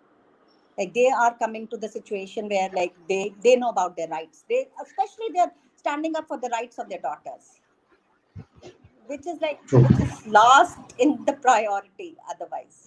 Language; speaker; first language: English; non-native, local second language; Hindi